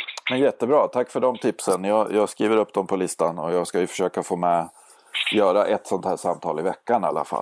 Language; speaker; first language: Swedish; native; Swedish